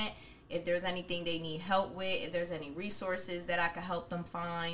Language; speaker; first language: English; native; English